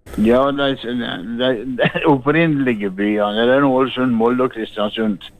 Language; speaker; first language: Norwegian; native; Norwegian